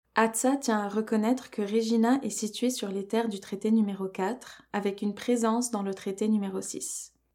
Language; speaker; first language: French; native; French